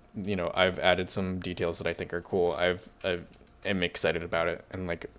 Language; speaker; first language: English; early bilingual, other home language; Chinese